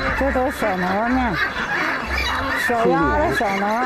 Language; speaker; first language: Chinese; native; Chinese